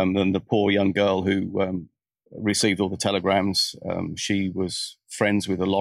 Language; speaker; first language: English; native; English